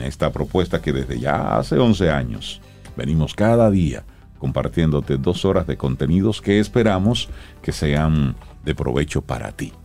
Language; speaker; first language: Spanish; native; Spanish